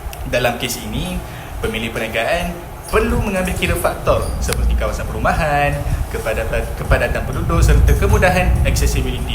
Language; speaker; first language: Malay; native; Malay